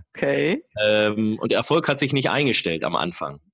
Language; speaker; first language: German; native; German